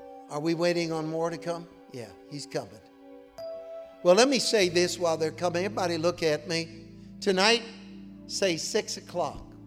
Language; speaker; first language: English; early bilingual, other home language; Spanish